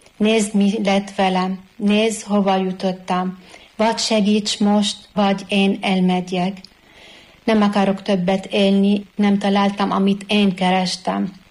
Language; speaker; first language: Hungarian; non-native, fluent; Arabic